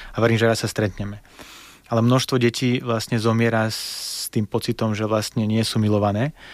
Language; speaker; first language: Slovak; early bilingual, other home language; Russian